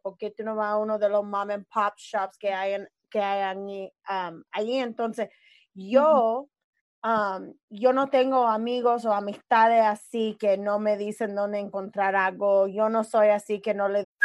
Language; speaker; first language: Spanish; early bilingual, other home language; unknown